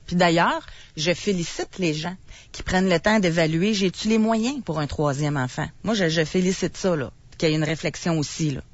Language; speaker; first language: French; native; French